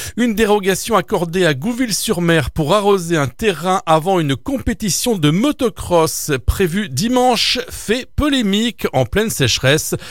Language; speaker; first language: French; native; French